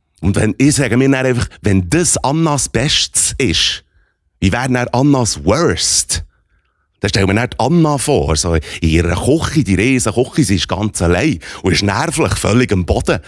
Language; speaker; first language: German; native; German